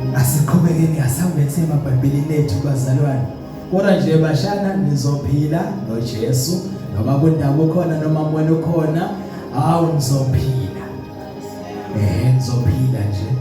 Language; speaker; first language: Zulu; early bilingual, other home language; Swati